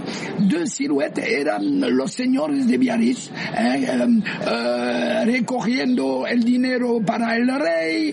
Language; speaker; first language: Spanish; non-native, fluent; French